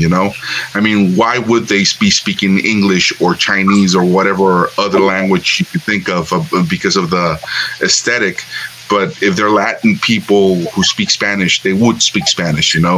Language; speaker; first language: English; non-native, fluent; Spanish